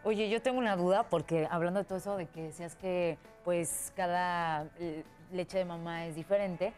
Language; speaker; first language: Spanish; native; Spanish